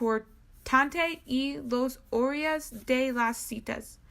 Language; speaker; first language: Spanish; non-native, learner; English